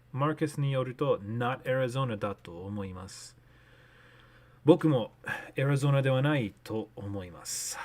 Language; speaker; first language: Japanese; non-native, learner; English